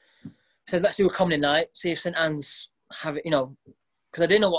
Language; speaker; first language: English; native; English